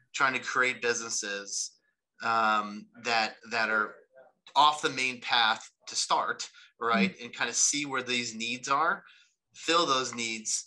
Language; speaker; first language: English; native; English